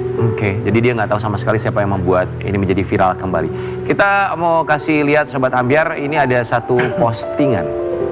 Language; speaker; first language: Indonesian; native; Indonesian